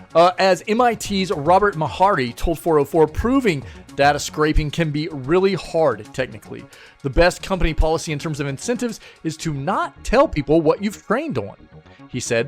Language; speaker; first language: English; native; English